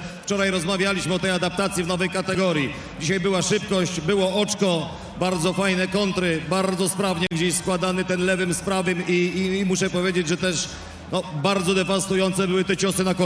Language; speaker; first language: Polish; native; Polish